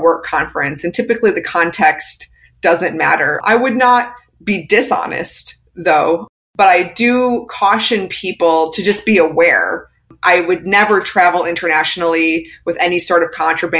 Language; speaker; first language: English; native; English